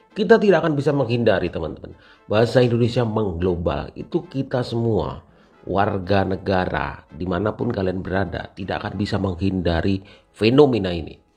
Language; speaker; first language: Indonesian; native; Indonesian